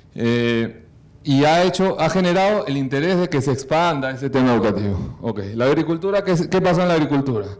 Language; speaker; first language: Spanish; native; Spanish